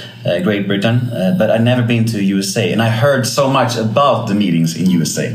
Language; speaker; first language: English; non-native, fluent; Swedish